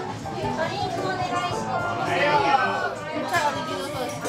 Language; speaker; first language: Japanese; non-native, learner; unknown